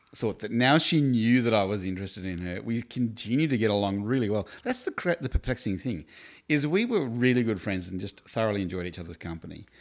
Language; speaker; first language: English; native; English